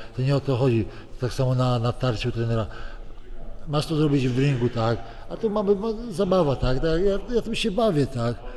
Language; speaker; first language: Polish; native; Polish